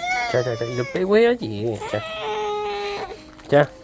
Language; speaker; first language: Korean; native; Korean